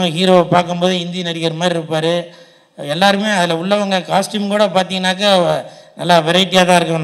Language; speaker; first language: Tamil; native; Tamil